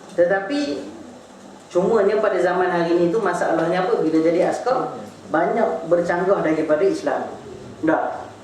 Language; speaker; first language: Malay; native; Malay